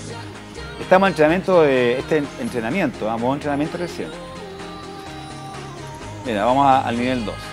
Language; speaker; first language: Spanish; native; Spanish